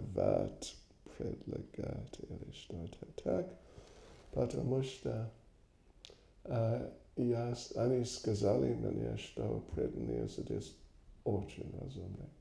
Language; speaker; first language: Russian; non-native, learner; English